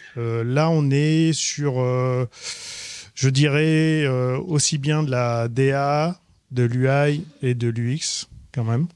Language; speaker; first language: French; native; French